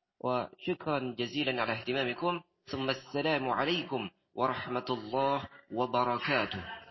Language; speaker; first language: Arabic; non-native, learner; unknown